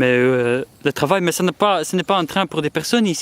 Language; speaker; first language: French; non-native, learner; English